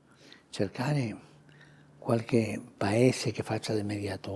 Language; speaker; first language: Italian; non-native, fluent; Spanish